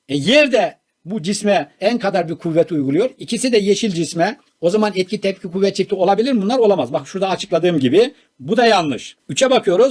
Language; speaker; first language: Turkish; native; Turkish